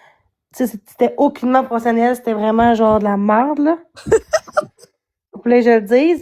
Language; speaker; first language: French; native; French